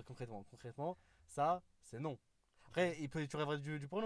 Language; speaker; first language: French; native; French